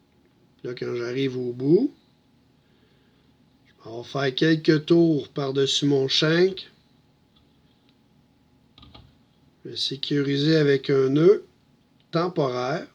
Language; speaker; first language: French; native; French